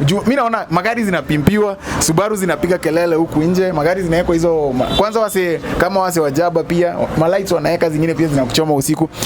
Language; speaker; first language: Swahili; native; Swahili